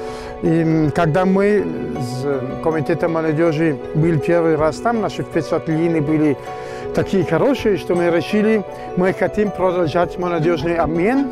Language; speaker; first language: Russian; non-native, fluent; German